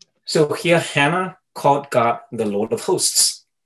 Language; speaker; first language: English; non-native, fluent; Chinese